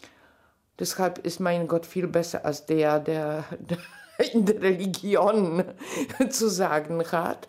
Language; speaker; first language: German; non-native, fluent; Polish